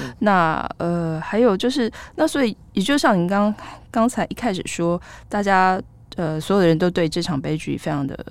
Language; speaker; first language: Chinese; native; Chinese